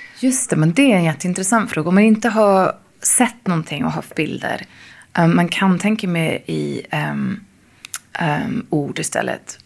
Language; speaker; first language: Swedish; non-native, fluent; English